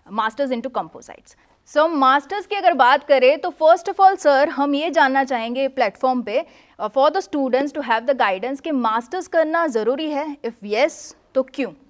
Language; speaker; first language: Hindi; non-native, local second language; Gujarati